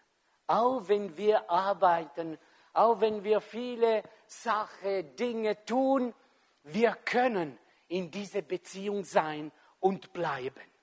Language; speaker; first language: German; non-native, fluent; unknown